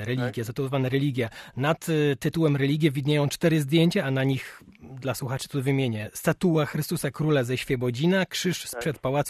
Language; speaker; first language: Polish; native; Polish